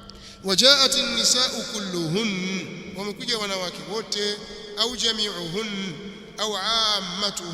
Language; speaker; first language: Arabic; non-native, fluent; Swahili